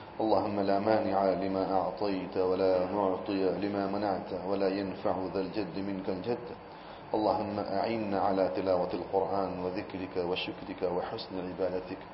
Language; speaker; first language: Arabic; non-native, fluent; Gujarati